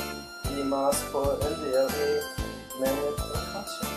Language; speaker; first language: Spanish; non-native, learner; English